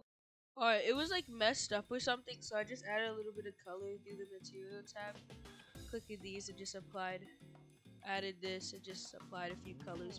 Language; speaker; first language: English; native; English